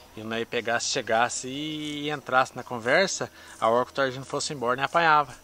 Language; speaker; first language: Portuguese; native; Portuguese